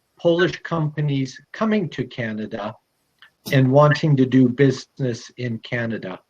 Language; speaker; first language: English; early bilingual, other home language; Polish